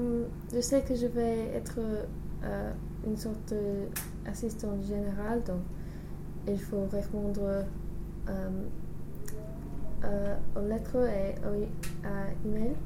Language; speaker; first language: French; non-native, learner; English